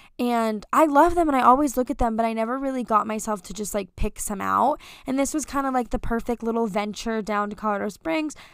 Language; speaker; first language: English; native; English